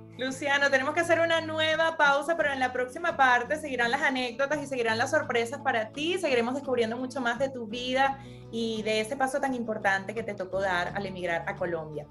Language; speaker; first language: Spanish; native; Spanish